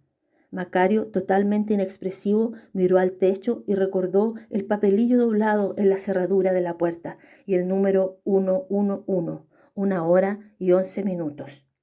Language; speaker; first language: Spanish; native; Spanish